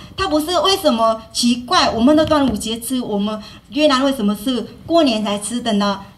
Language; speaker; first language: Chinese; non-native, fluent; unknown